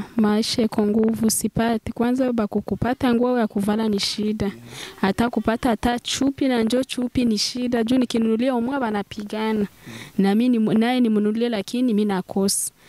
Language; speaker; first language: Swahili; native; Swahili